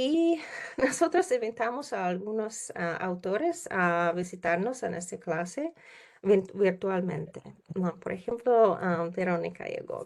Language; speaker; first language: Spanish; non-native, learner; Czech